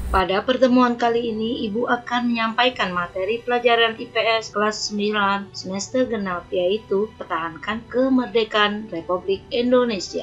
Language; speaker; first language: Indonesian; native; Indonesian